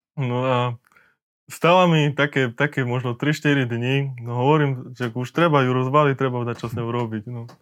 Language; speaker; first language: Slovak; native; Slovak